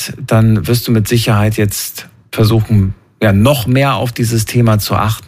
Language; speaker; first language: German; native; German